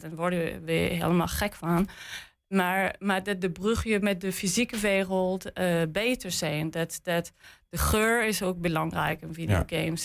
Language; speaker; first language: Dutch; non-native, learner; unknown